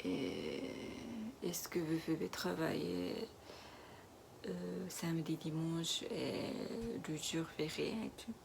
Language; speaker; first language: French; non-native, learner; Japanese